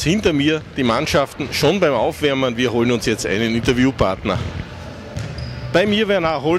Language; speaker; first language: German; native; German